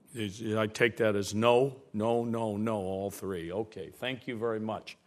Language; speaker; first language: English; native; English